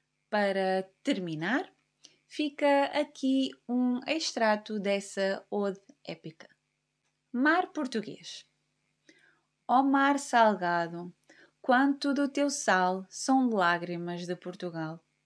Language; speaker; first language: Portuguese; native; Portuguese